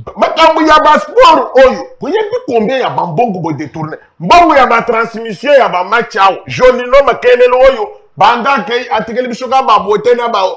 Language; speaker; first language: Lingala; non-native, local second language; Luba-Lulua